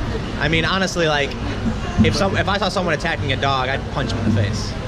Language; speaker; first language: English; native; English